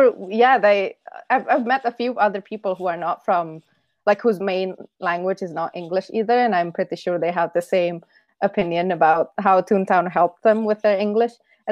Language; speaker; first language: English; non-native, fluent; Indonesian